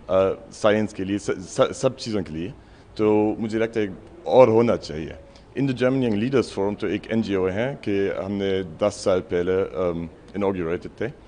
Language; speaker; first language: Hindi; non-native, learner; German